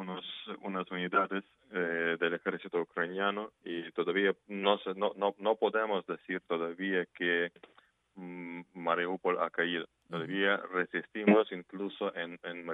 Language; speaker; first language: Spanish; non-native, fluent; Ukrainian